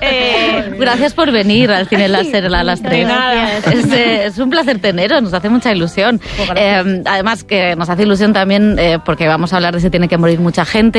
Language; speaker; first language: Spanish; native; Spanish